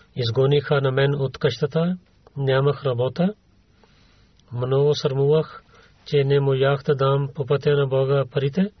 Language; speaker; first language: Bulgarian; non-native, learner; Urdu